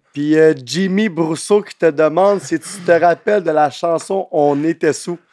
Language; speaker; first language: French; native; French